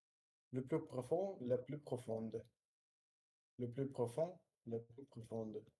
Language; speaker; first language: French; non-native, learner; Russian